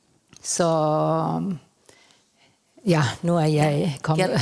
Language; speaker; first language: Danish; early bilingual, heritage; Spanish